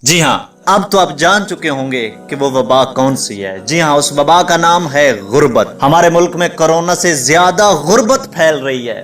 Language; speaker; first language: Urdu; native; Urdu